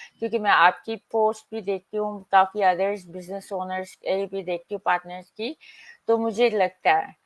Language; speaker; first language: Hindi; native; Hindi